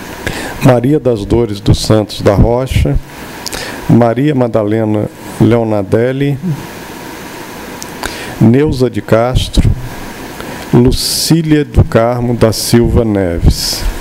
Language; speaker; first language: Portuguese; native; Portuguese